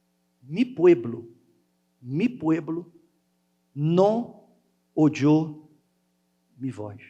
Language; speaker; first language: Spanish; non-native, learner; Portuguese